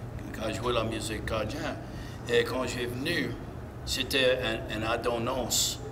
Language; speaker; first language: French; non-native, local second language; English